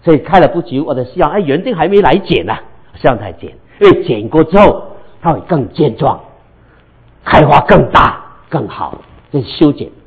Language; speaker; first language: Chinese; non-native, local second language; Cantonese